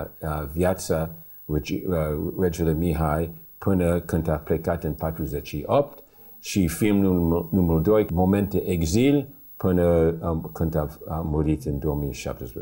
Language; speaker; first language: Romanian; early bilingual, heritage; English